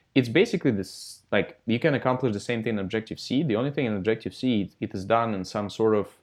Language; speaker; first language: English; non-native, fluent; Russian